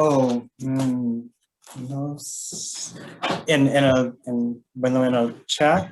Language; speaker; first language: Spanish; non-native, learner; English